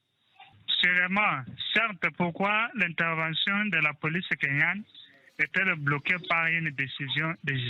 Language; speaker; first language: French; non-native, local second language; Haitian Creole